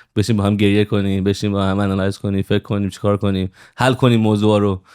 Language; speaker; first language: Persian; early bilingual, heritage; Persian